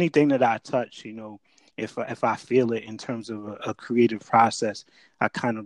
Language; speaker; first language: English; native; English